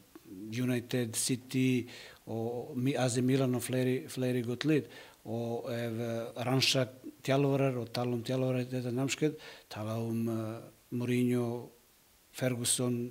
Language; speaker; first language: Icelandic; non-native, learner; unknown